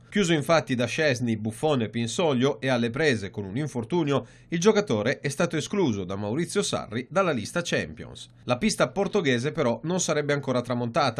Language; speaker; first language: Italian; native; Italian